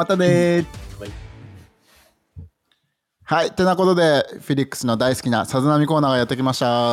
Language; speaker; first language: Japanese; native; Japanese